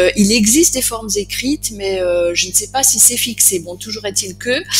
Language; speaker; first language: French; native; French